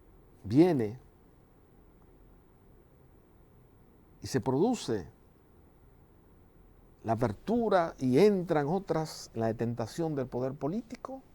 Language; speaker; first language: Spanish; native; Spanish